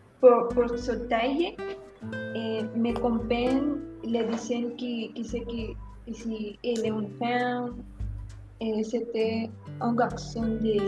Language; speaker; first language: French; non-native, learner; Spanish